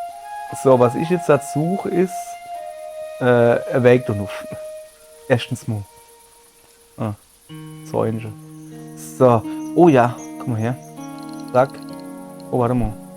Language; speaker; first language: German; native; German